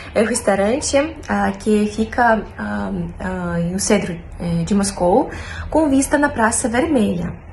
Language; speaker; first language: Portuguese; non-native, fluent; Russian